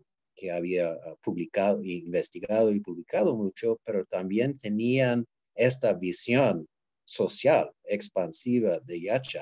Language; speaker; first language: Spanish; non-native, fluent; English